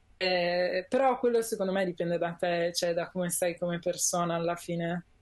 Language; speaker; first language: Italian; native; Italian